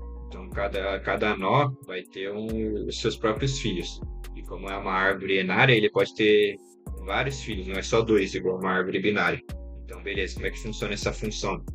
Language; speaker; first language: Portuguese; native; Portuguese